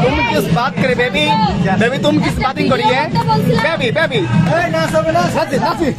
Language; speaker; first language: Hindi; non-native, learner; Bangla